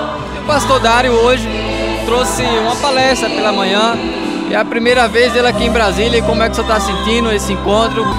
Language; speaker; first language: Portuguese; native; Portuguese